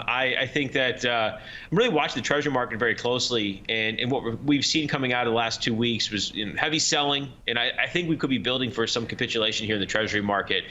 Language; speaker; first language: English; native; English